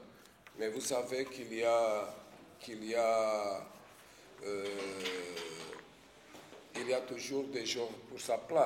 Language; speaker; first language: French; non-native, fluent; Portuguese